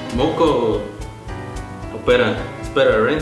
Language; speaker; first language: Spanish; native; Spanish